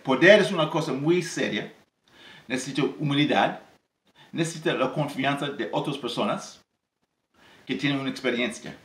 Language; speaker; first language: Spanish; non-native, learner; English